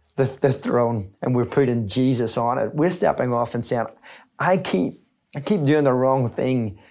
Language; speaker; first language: English; native; English